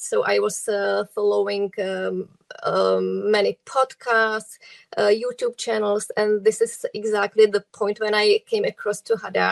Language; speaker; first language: English; non-native, fluent; Czech